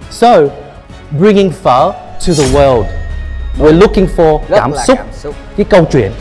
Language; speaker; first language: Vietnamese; early bilingual, heritage; Vietnamese